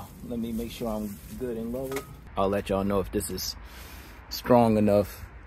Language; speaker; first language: English; native; English